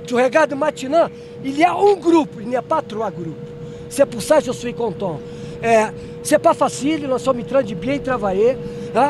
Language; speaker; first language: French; non-native, learner; Portuguese